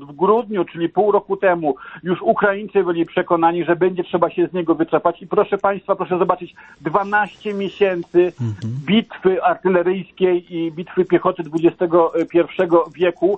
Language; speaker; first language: Polish; native; Polish